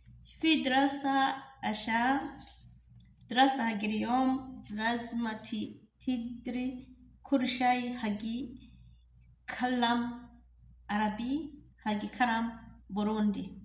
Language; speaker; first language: Arabic; non-native, learner; Rundi